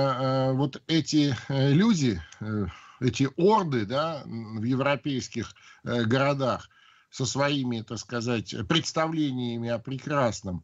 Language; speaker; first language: Russian; native; Russian